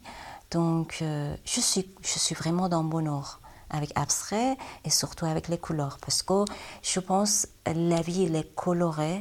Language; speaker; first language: French; non-native, learner; Persian